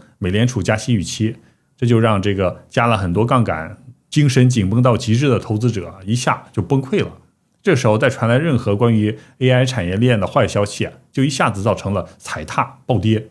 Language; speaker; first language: Chinese; native; Chinese